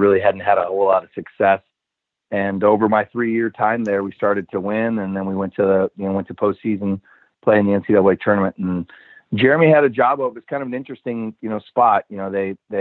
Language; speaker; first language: English; native; English